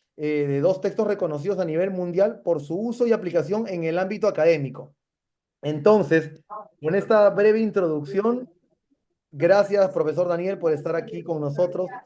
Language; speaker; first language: Spanish; native; Spanish